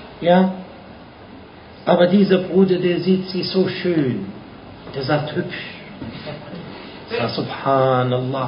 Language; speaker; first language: German; non-native, fluent; Arabic